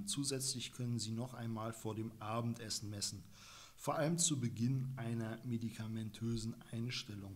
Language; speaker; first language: German; native; German